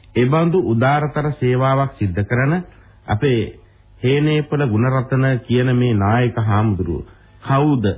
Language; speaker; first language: Sinhala; native; Sinhala